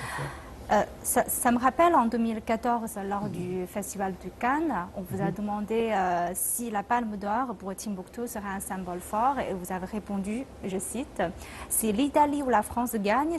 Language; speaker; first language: French; non-native, fluent; Chinese